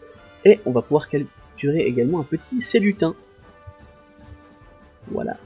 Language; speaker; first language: French; native; French